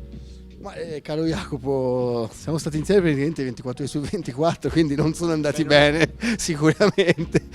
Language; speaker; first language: Italian; native; Italian